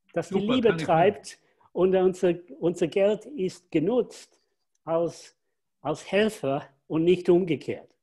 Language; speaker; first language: German; non-native, fluent; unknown